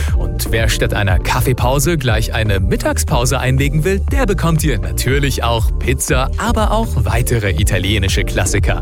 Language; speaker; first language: German; native; German